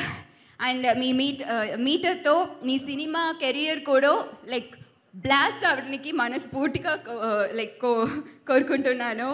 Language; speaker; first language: Telugu; non-native, learner; Tamil